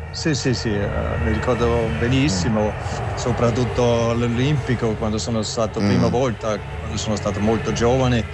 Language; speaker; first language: Italian; non-native, learner; German